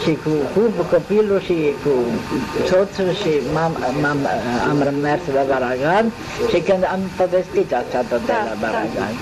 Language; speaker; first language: Romanian; non-native, local second language; German